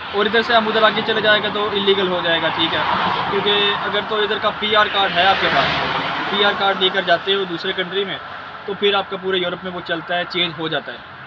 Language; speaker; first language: Urdu; non-native, local second language; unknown